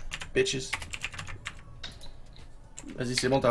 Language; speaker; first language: French; native; French